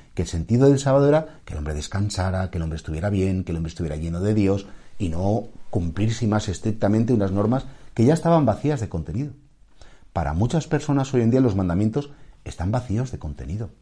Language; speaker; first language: Spanish; native; Spanish